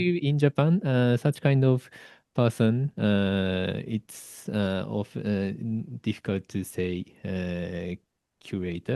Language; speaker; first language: English; non-native, learner; Japanese